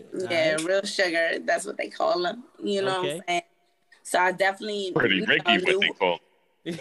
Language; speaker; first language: English; native; English